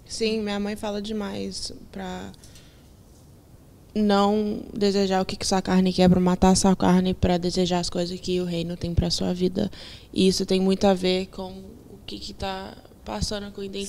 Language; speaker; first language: Portuguese; early bilingual, heritage; Portuguese